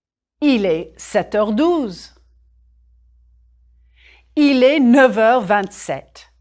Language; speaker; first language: French; non-native, fluent; English